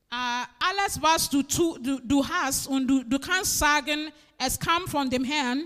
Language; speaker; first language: German; non-native, fluent; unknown